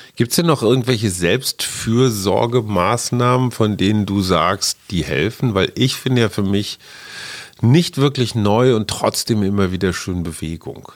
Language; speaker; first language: German; native; German